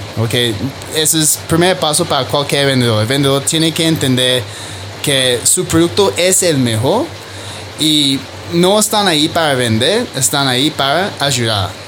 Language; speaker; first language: Spanish; non-native, fluent; English